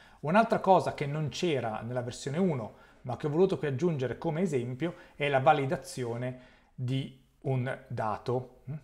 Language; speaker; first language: Italian; native; Italian